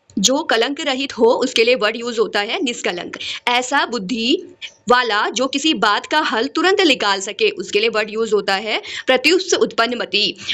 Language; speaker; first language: Hindi; native; Hindi